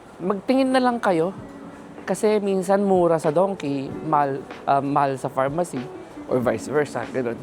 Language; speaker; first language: Filipino; non-native, local second language; Pampanga